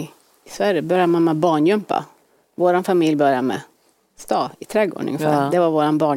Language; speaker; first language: Swedish; native; Swedish